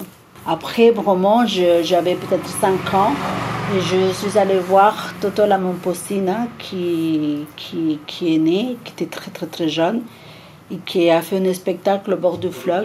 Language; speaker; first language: French; non-native, fluent; Spanish